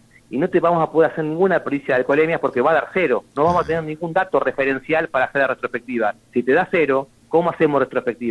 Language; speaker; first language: Spanish; native; Spanish